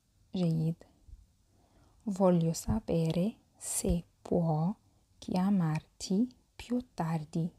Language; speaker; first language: Italian; non-native, fluent; Arabic